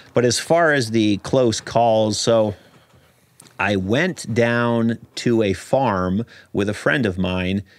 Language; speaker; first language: English; native; English